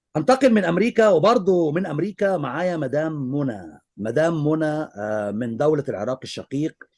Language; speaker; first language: Egyptian Arabic; native; Egyptian Arabic